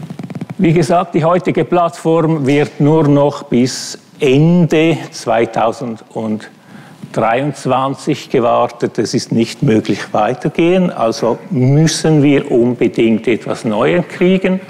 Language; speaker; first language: German; non-native, fluent; Italian